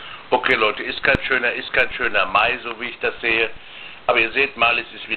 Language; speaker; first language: German; native; German